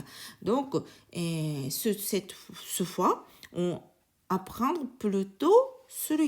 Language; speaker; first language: French; non-native, learner; Japanese